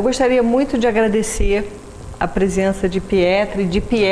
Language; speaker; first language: Portuguese; native; Portuguese